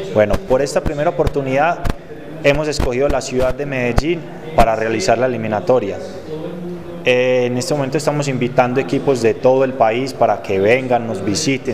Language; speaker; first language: Spanish; native; Spanish